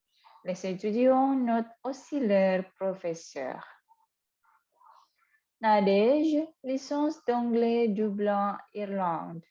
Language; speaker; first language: French; non-native, fluent; Indonesian